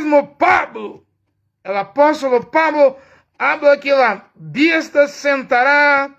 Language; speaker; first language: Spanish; non-native, learner; Portuguese